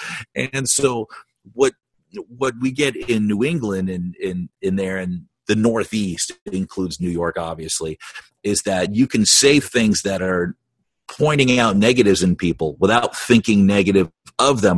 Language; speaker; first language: English; native; English